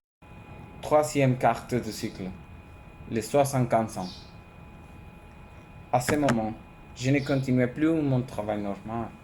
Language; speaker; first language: French; non-native, learner; Spanish